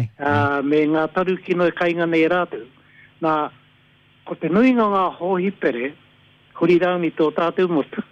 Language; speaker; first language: Māori; native; Māori